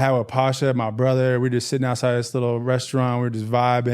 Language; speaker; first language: English; native; English